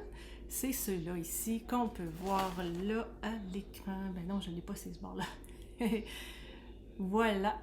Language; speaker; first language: French; native; French